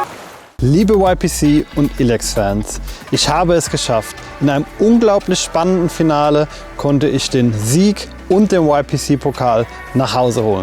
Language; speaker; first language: German; native; German